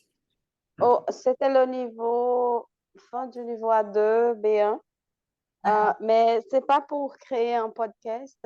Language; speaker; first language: French; non-native, fluent; Portuguese